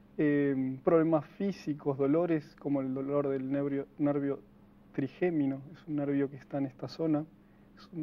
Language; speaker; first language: Spanish; native; Spanish